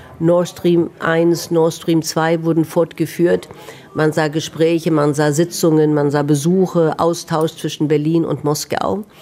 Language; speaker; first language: German; native; German